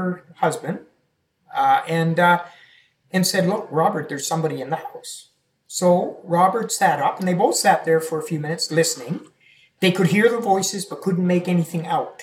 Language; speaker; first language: English; native; English